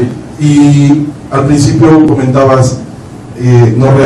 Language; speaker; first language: Spanish; native; Spanish